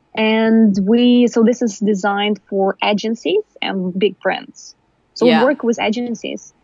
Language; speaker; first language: English; non-native, fluent; Ukrainian